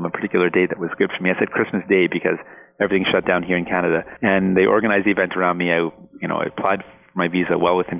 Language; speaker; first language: English; non-native, fluent; Punjabi